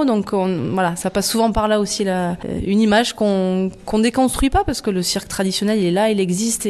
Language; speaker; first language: French; native; French